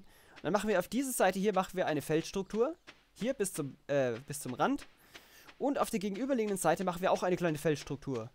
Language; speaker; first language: German; native; German